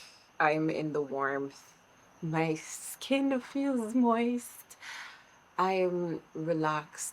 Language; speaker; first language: English; native; English